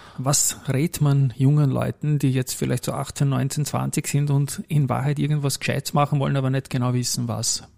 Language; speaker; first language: German; native; German